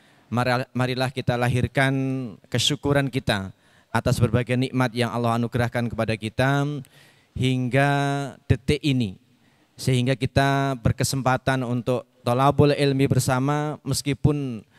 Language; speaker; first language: Indonesian; native; Indonesian